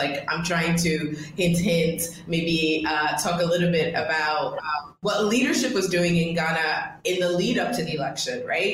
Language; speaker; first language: English; non-native, local second language; Krio